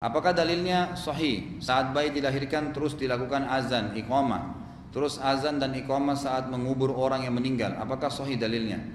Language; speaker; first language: Indonesian; native; Indonesian